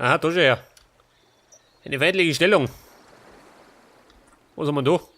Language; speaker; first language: German; native; German